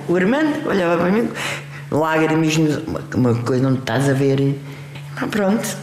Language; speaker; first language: Portuguese; early bilingual, other home language; French